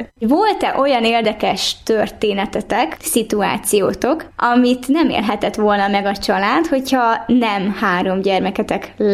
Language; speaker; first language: Hungarian; native; Hungarian